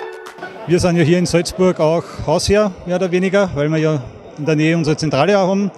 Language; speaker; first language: German; native; German